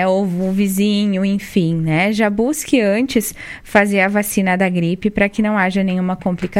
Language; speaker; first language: Portuguese; native; Portuguese